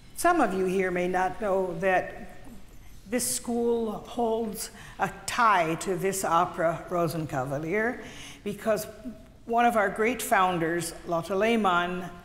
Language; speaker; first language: English; native; English